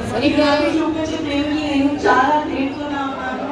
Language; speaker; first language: Telugu; non-native, learner; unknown